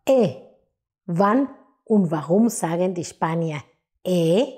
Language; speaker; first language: German; non-native, fluent; Spanish